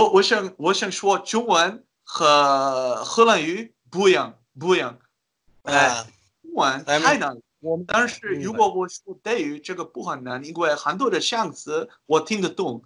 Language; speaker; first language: Chinese; non-native, learner; Dutch